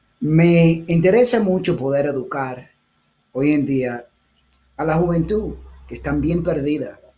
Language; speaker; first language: Spanish; early bilingual, heritage; Spanish